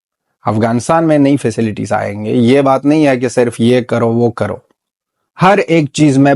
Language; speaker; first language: Hindi; non-native, fluent; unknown